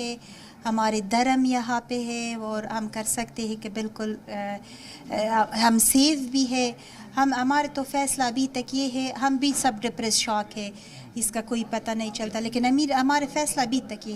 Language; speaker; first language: Hindi; non-native, fluent; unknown